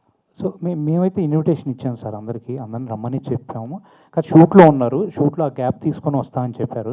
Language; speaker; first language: Telugu; native; Telugu